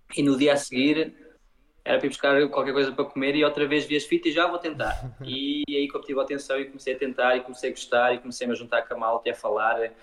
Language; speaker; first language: Portuguese; early bilingual, heritage; Portuguese